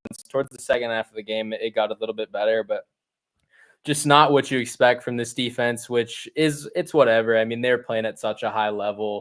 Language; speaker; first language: English; native; English